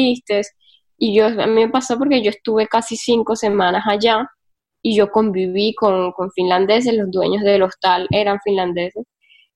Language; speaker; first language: Spanish; native; Spanish